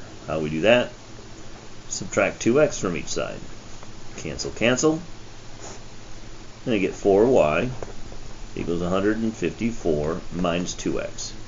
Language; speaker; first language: English; native; English